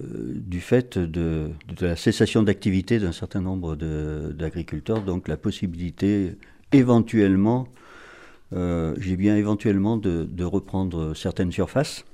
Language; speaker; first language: French; native; French